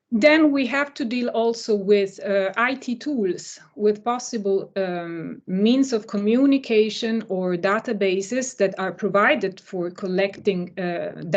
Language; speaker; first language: English; non-native, fluent; Italian